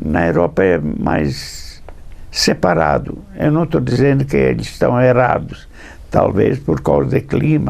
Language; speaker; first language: Portuguese; non-native, fluent; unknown